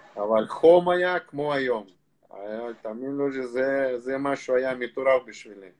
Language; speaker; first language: Hebrew; non-native, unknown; Russian